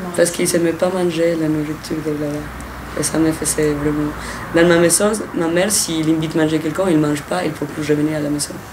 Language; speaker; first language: French; non-native, fluent; Spanish